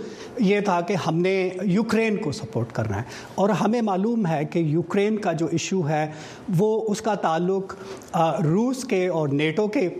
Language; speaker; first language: Urdu; native; Urdu